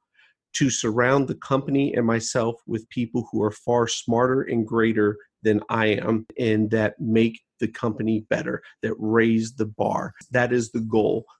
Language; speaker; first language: English; native; English